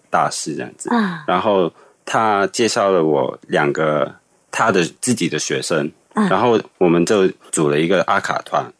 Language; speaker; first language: Chinese; non-native, fluent; Cantonese